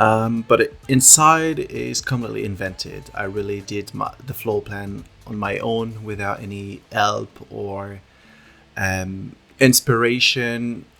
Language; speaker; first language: English; non-native, fluent; French